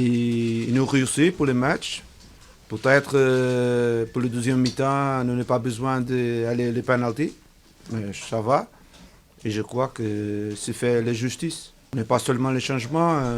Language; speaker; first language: French; non-native, learner; Portuguese